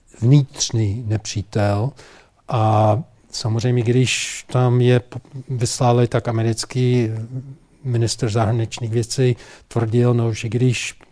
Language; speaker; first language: Czech; non-native, fluent; English